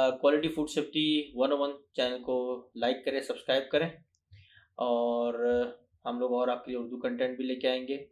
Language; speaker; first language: Urdu; native; Urdu